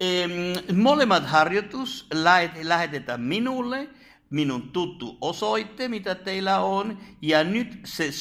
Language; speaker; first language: Finnish; non-native, fluent; Spanish